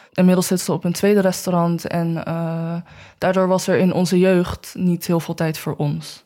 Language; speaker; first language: Dutch; early bilingual, other home language; Chinese